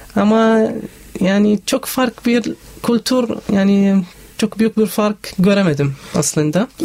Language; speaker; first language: Turkish; non-native, learner; Arabic